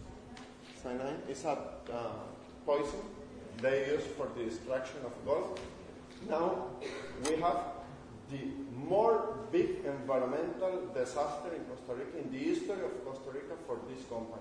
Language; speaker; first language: English; non-native, learner; Spanish